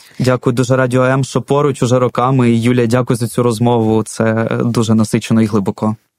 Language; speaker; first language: Ukrainian; non-native, local second language; Russian